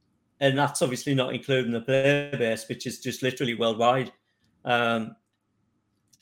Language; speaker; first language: English; native; English